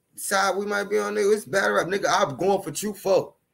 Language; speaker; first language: English; native; English